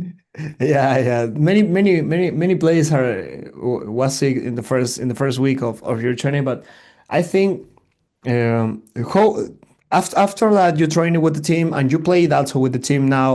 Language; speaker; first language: English; non-native, learner; Spanish